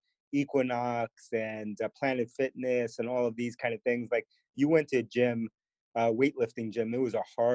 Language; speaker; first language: English; early bilingual, other home language; Spanish